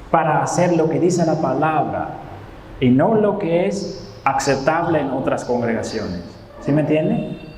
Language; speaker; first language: Spanish; non-native, fluent; Dutch